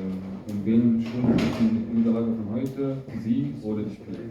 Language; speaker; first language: German; non-native, fluent; Arabic